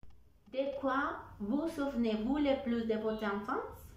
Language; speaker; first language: French; non-native, learner; Spanish